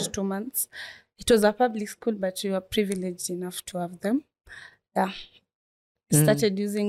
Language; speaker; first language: English; non-native, local second language; Swahili